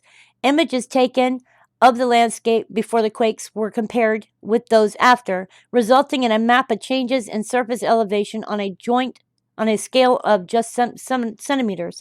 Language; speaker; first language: English; native; English